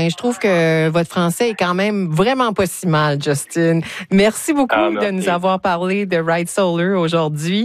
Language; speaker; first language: French; native; French